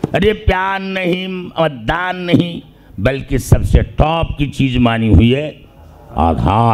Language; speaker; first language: Hindi; non-native, local second language; Marathi